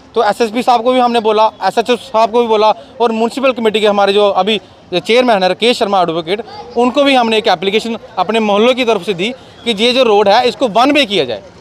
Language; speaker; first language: Hindi; native; Hindi